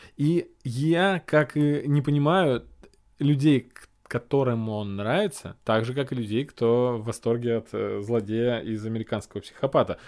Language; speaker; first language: Russian; native; Russian